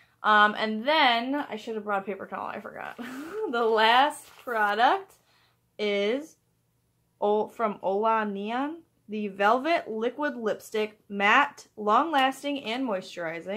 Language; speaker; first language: English; native; English